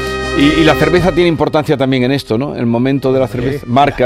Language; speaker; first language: Spanish; native; Spanish